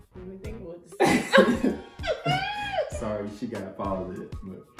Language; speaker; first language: English; native; English